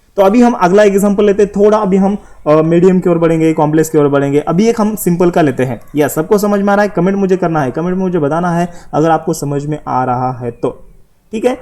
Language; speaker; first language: Hindi; non-native, local second language; Marathi